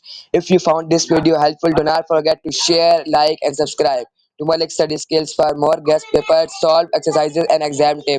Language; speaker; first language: English; non-native, local second language; Urdu